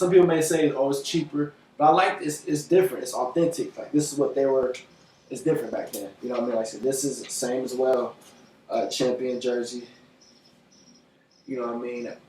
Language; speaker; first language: English; native; English